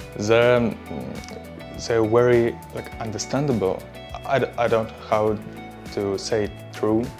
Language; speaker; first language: English; non-native, learner; Russian